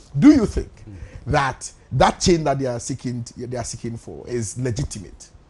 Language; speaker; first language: English; non-native, local second language; Akan